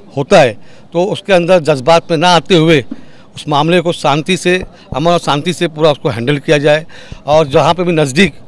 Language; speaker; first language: Hindi; non-native, local second language; Urdu